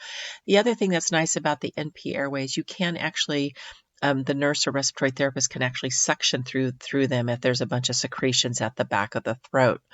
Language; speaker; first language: English; native; English